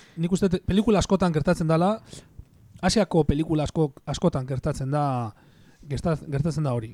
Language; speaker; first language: Basque; native; Basque